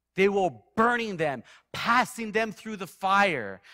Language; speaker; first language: English; native; English